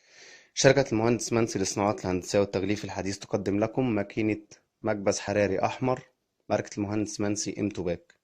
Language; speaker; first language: Arabic; native; Arabic